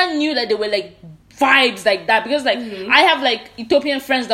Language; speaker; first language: English; non-native, local second language; Yoruba